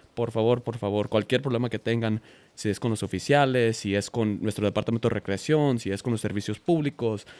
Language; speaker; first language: Spanish; early bilingual, heritage; Spanish